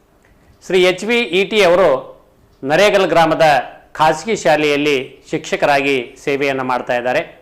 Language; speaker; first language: Kannada; native; Kannada